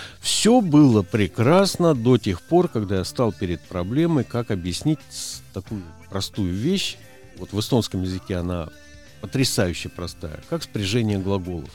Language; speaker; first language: Russian; native; Russian